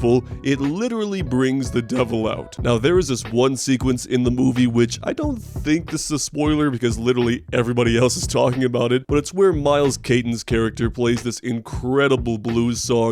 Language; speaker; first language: English; native; English